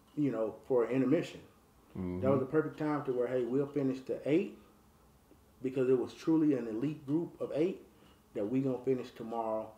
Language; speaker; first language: English; native; English